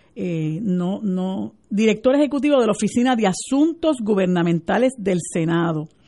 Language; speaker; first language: Spanish; native; Spanish